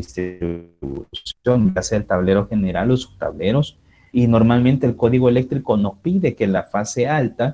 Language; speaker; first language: Spanish; native; Spanish